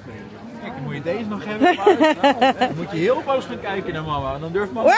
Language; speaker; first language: Dutch; native; Dutch